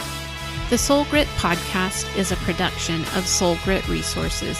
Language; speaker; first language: English; native; English